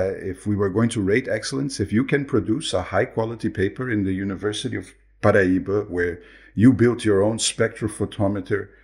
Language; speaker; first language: English; non-native, fluent; Portuguese